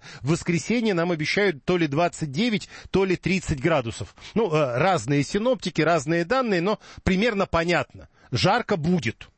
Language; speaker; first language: Russian; native; Russian